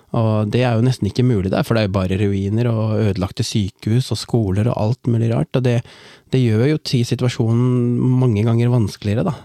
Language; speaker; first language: Norwegian; early bilingual, other home language; Tamil